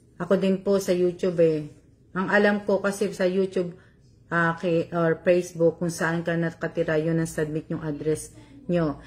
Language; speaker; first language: Filipino; native; Filipino